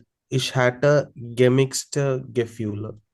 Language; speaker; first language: German; non-native, learner; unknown